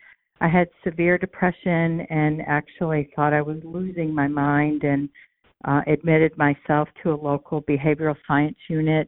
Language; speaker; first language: English; native; English